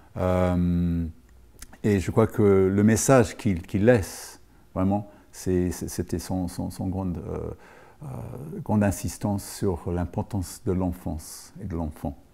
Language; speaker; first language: French; non-native, fluent; English